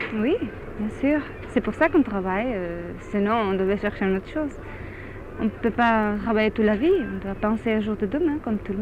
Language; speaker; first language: French; non-native, fluent; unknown